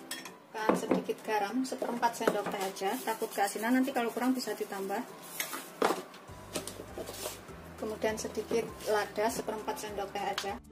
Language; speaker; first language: Indonesian; native; Indonesian